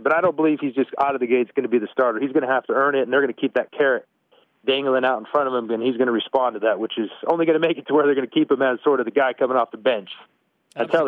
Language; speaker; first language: English; native; English